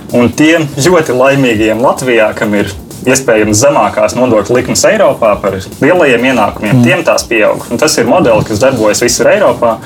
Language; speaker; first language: Latvian; native; Latvian